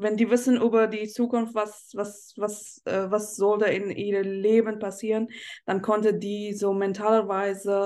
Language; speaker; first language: German; non-native, fluent; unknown